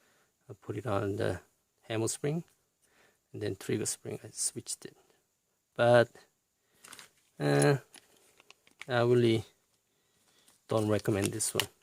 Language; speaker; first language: English; non-native, fluent; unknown